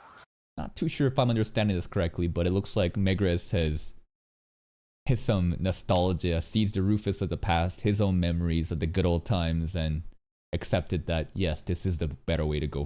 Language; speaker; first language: English; native; English